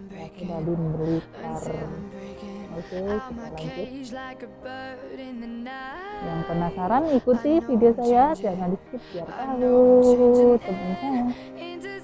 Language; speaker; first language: Indonesian; non-native, local second language; Javanese